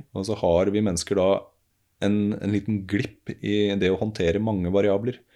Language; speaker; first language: Norwegian; native; Norwegian